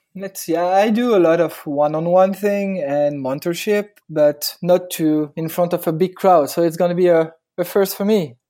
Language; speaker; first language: English; non-native, fluent; French